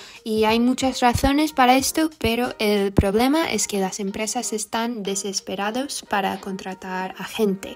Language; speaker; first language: Spanish; non-native, fluent; English